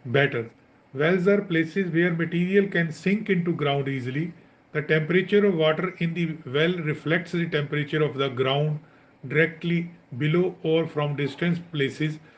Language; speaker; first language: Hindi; non-native, local second language; Punjabi